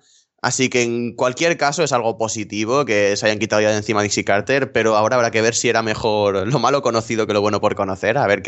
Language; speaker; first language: Spanish; native; Spanish